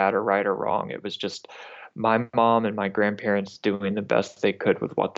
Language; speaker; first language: English; native; English